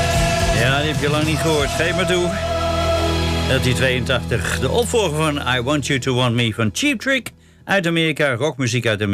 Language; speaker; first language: Dutch; native; Dutch